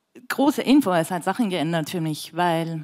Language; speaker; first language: German; non-native, fluent; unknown